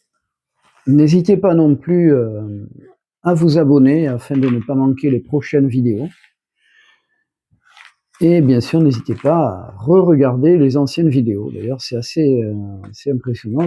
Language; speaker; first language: French; native; French